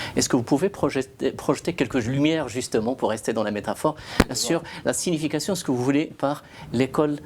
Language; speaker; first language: French; non-native, local second language; Arabic